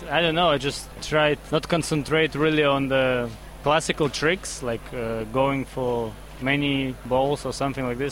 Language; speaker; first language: English; non-native, learner; Russian